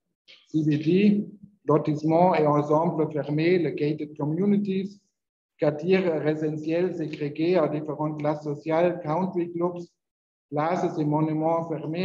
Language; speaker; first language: French; non-native, learner; Spanish